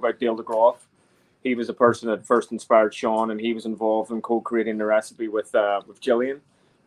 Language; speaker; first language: English; native; English